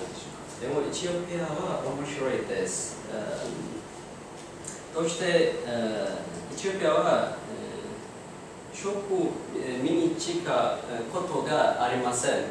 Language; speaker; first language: Japanese; non-native, learner; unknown